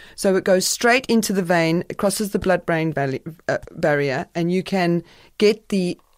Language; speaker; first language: English; native; English